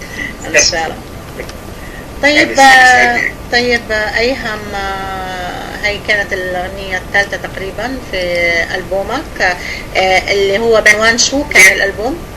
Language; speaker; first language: Arabic; native; Arabic